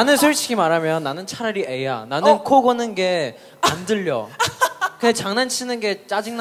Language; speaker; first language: Korean; non-native, fluent; Chinese